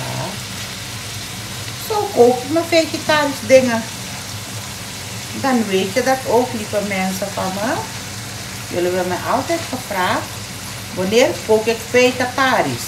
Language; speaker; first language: Dutch; non-native, local second language; Caribbean Hindustani